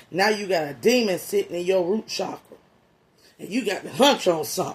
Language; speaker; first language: English; native; English